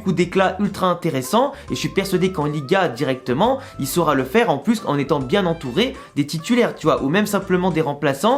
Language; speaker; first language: French; native; French